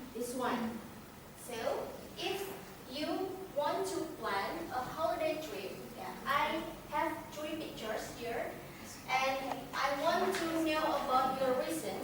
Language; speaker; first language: English; non-native, fluent; Indonesian